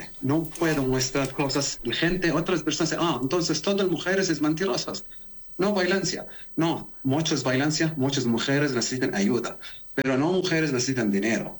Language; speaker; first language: Spanish; non-native, learner; Arabic